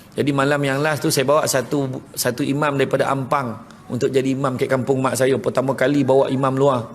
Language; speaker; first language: Malay; native; Malay